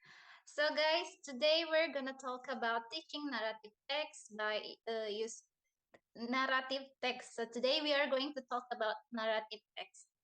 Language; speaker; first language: English; non-native, learner; Indonesian